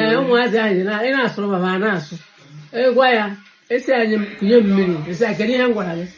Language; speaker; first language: Igbo; native; Igbo